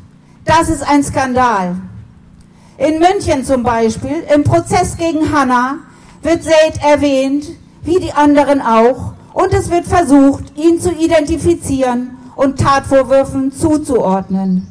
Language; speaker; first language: German; native; German